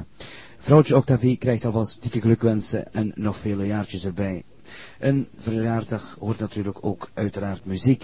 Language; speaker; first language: Dutch; native; Dutch